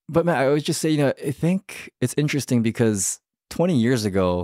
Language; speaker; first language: English; native; English